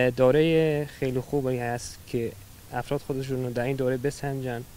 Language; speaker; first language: Persian; native; Persian